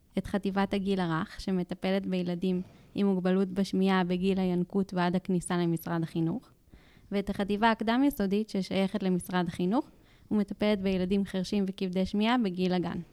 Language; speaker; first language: Hebrew; native; Hebrew